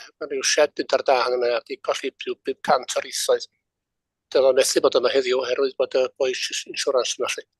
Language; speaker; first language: Welsh; native; Welsh